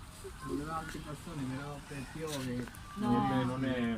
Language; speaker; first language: Italian; non-native, learner; Bangla